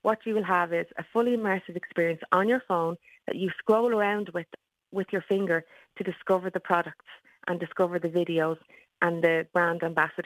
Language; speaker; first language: English; native; English